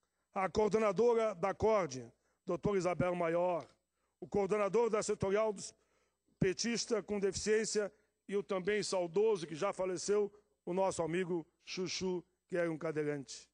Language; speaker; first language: Portuguese; native; Portuguese